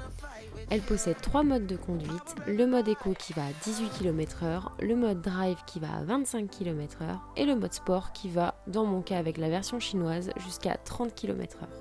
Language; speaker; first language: French; native; French